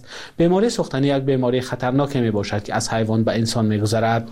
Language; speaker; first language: Tajik; native; Tajik